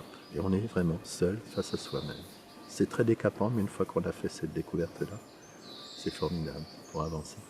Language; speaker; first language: French; native; French